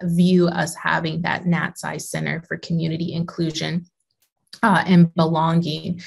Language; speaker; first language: English; native; English